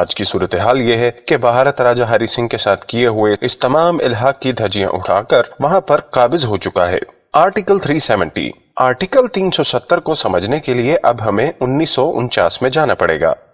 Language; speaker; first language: Urdu; native; Urdu